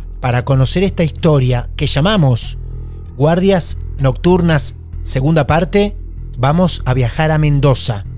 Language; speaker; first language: Spanish; native; Spanish